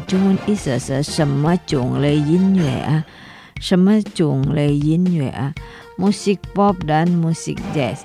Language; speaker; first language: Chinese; non-native, fluent; Indonesian